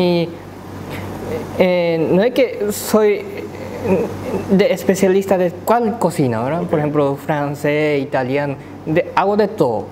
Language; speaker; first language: Spanish; non-native, local second language; Japanese